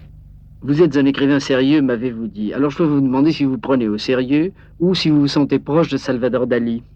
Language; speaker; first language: French; native; French